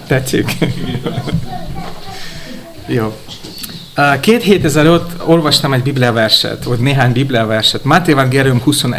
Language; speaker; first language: Hungarian; non-native, fluent; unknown